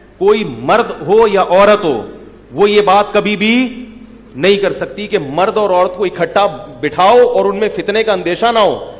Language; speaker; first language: Urdu; native; Urdu